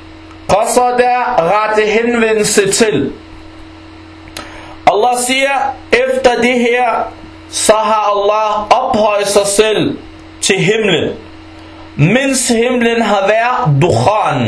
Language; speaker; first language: Danish; non-native, fluent; Arabic